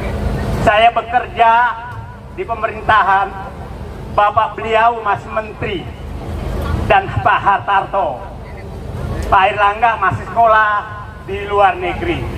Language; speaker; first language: Indonesian; native; Indonesian